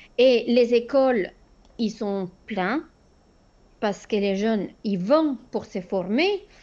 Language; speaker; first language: French; non-native, fluent; Spanish